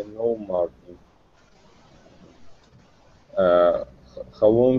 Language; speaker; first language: English; non-native, learner; Russian